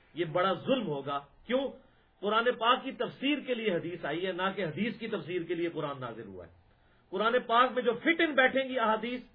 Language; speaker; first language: Urdu; non-native, local second language; Punjabi